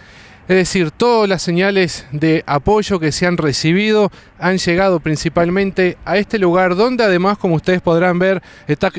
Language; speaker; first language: Spanish; native; Spanish